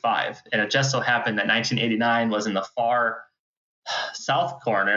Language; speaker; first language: English; native; English